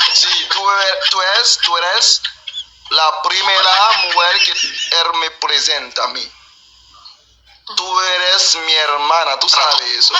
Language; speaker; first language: Spanish; non-native, learner; Haitian Creole